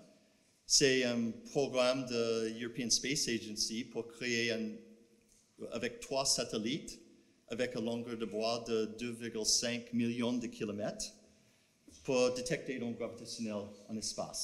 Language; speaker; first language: French; non-native, fluent; English